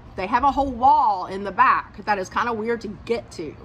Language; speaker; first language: English; native; English